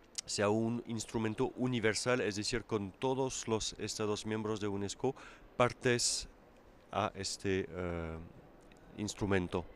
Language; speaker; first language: Spanish; non-native, fluent; French